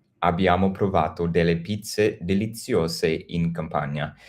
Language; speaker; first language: Italian; non-native, learner; English